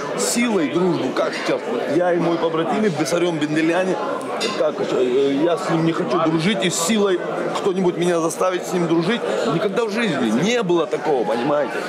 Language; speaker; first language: Russian; non-native, local second language; Georgian